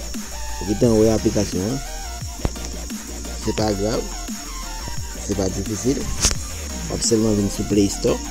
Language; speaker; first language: French; non-native, learner; Haitian Creole